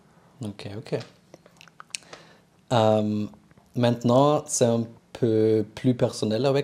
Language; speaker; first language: French; non-native, learner; German